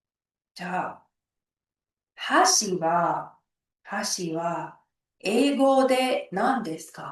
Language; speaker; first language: Japanese; non-native, fluent; Uzbek